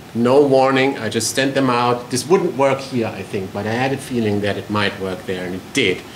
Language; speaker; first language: English; non-native, fluent; German